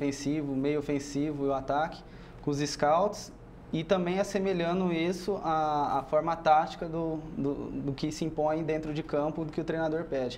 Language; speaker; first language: Portuguese; native; Portuguese